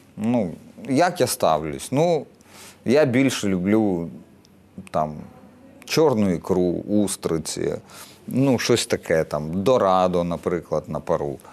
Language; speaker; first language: Ukrainian; non-native, local second language; Russian